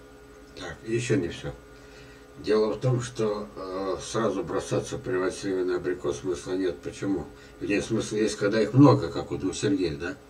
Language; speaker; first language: Russian; native; Russian